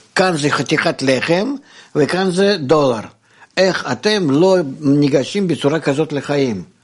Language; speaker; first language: Hebrew; non-native, fluent; Russian